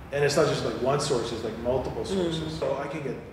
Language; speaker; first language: English; native; English